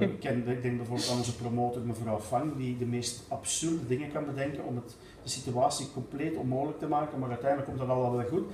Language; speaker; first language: Dutch; native; Dutch